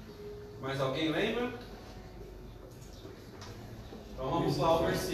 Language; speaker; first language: Portuguese; native; Portuguese